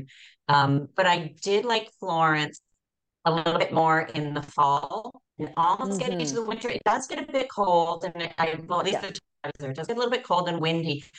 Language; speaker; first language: English; native; English